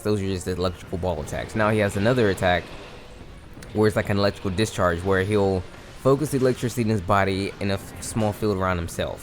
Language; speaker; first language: English; native; English